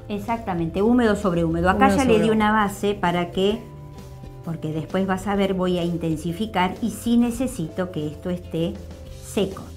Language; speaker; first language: Spanish; native; Spanish